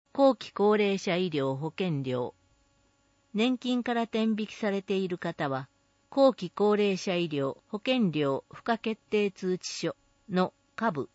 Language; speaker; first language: Japanese; native; Japanese